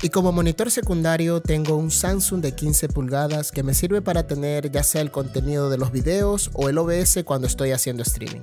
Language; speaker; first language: Spanish; native; Spanish